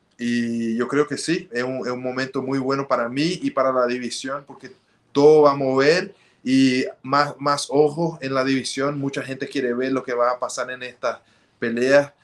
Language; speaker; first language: Spanish; early bilingual, heritage; Spanish